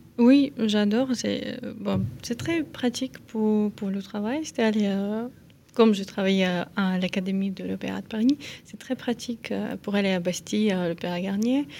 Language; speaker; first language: French; non-native, fluent; Ukrainian